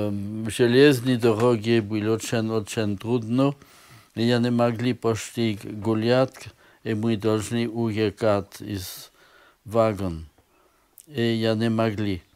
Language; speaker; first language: Russian; non-native, learner; French